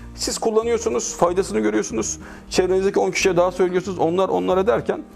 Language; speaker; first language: Turkish; native; Turkish